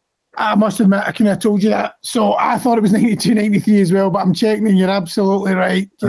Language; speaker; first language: English; native; English